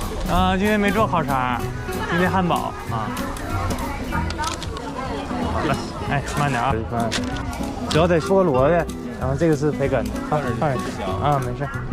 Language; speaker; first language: Chinese; native; Chinese